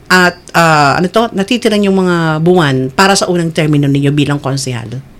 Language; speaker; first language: Filipino; native; Filipino